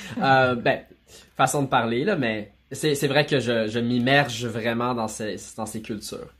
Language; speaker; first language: French; native; French